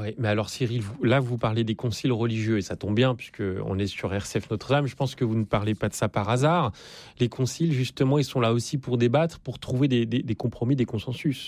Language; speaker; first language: French; native; French